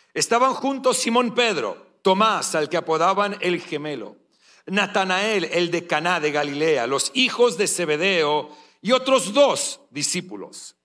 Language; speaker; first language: Spanish; non-native, fluent; English